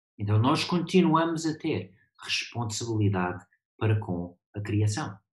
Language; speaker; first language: Portuguese; early bilingual, heritage; Portuguese